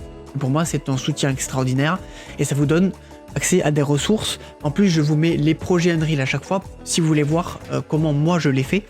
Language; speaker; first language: French; native; French